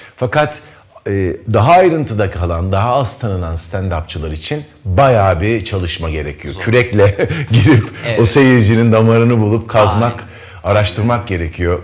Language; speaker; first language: Turkish; native; Turkish